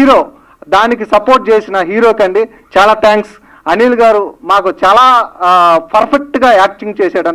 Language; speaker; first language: Telugu; native; Telugu